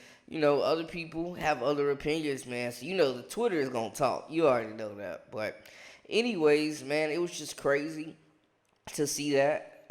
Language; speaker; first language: English; native; English